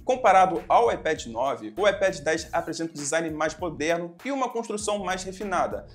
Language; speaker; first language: Portuguese; native; Portuguese